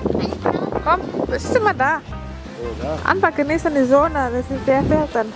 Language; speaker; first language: German; non-native, learner; Indonesian